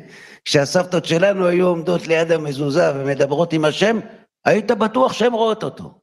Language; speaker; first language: Hebrew; native; Hebrew